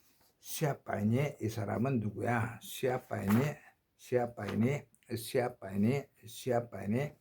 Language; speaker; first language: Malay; non-native, learner; Korean